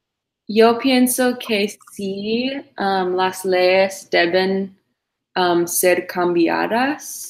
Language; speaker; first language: Spanish; non-native, learner; English